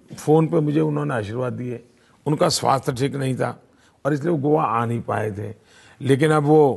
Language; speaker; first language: Hindi; non-native, local second language; Gujarati